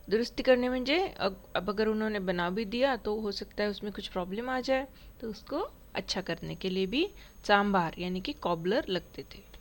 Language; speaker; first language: Hindi; non-native, local second language; Marathi